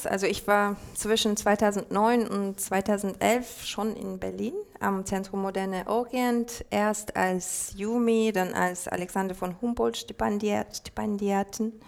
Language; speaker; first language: German; non-native, fluent; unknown